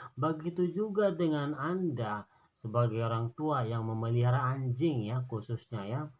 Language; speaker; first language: Indonesian; non-native, local second language; Sundanese